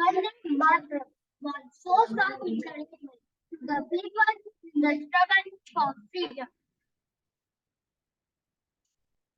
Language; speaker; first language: English; non-native, learner; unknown